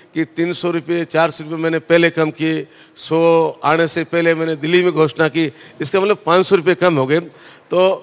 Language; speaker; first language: Hindi; native; Hindi